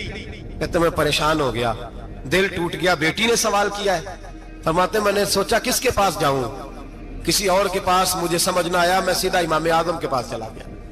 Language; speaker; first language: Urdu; non-native, local second language; Punjabi